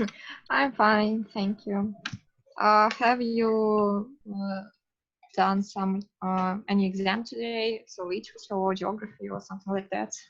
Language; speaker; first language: English; non-native, fluent; Russian